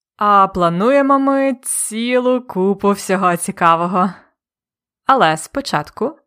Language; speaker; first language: Ukrainian; native; Ukrainian